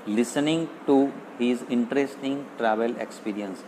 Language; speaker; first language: English; non-native, local second language; Gujarati